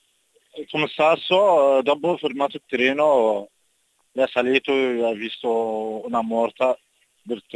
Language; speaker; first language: Italian; non-native, learner; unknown